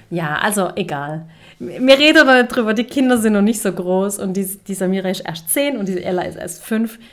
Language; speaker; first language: German; early bilingual, other home language; Turkish